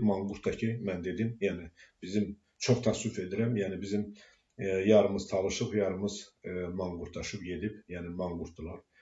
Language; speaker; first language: Azerbaijani; non-native, local second language; Talysh